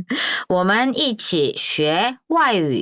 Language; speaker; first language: Chinese; non-native, fluent; Korean